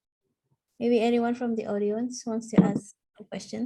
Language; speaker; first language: English; non-native, fluent; Indonesian